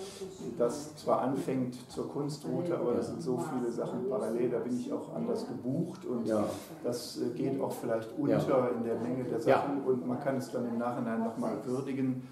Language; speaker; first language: German; native; German